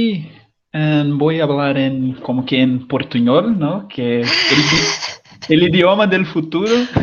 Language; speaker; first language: Spanish; non-native, learner; Portuguese